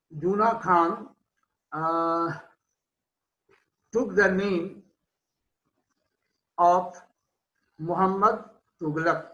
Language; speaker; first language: English; non-native, local second language; Hindi